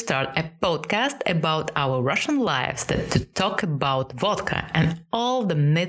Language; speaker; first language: English; non-native, fluent; Russian